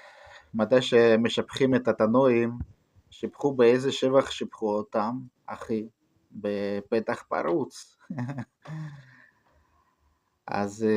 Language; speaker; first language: Hebrew; non-native, fluent; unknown